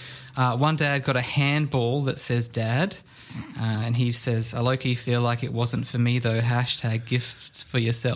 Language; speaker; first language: English; native; English